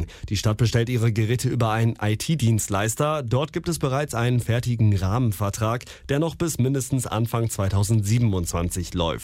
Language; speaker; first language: German; native; German